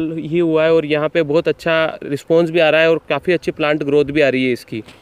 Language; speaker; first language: Hindi; native; Hindi